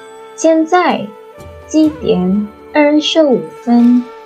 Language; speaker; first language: Chinese; non-native, fluent; Indonesian